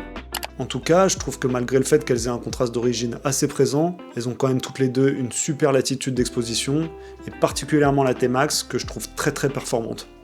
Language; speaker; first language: French; native; French